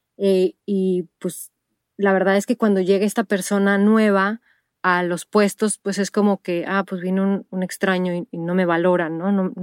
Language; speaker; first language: Spanish; native; Spanish